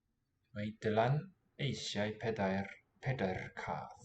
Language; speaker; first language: Welsh; non-native, learner; English